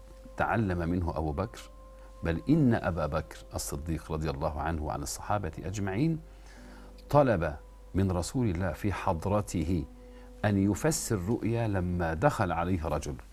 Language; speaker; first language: Arabic; native; Arabic